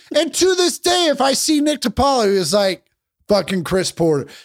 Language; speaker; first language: English; native; English